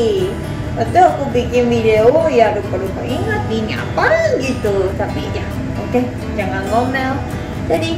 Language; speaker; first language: Indonesian; non-native, learner; Japanese